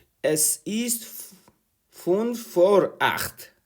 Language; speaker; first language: German; non-native, learner; Persian